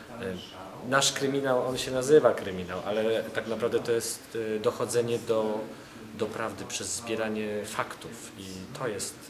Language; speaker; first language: Polish; native; Polish